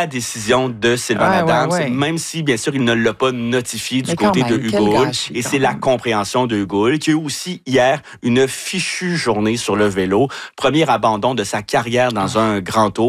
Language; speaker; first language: French; native; French